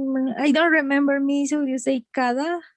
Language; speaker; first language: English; non-native, learner; Spanish